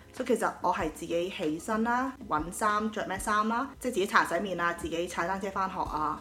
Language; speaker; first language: Cantonese; early bilingual, heritage; Cantonese